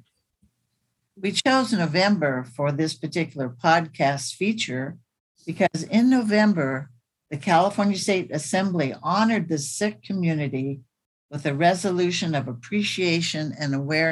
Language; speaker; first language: English; native; English